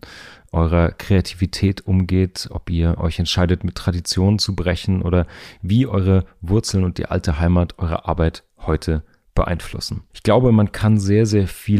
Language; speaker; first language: German; native; German